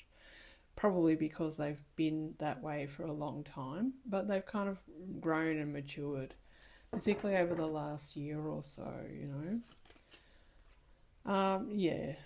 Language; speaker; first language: English; native; English